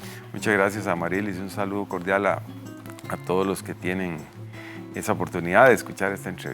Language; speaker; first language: Spanish; native; Spanish